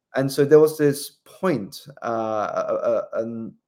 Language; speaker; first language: English; native; English